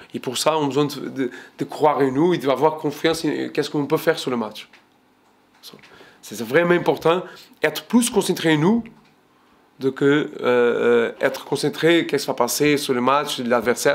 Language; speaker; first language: French; non-native, fluent; Portuguese